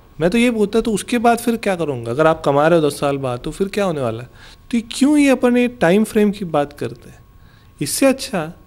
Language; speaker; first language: Hindi; non-native, local second language; Gujarati